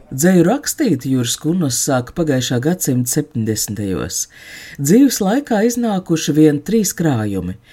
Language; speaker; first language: Latvian; native; Latvian